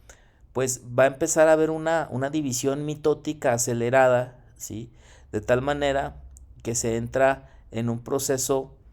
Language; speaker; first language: Spanish; native; Spanish